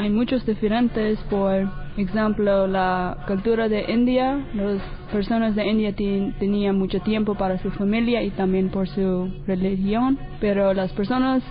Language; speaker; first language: Spanish; non-native, learner; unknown